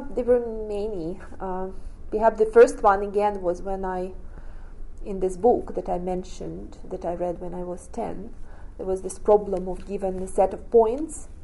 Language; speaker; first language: English; non-native, fluent; Russian